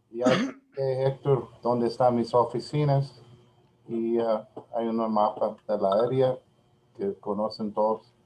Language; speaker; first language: Spanish; non-native, learner; English